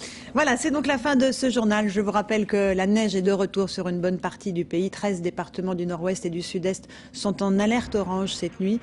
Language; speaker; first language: French; native; French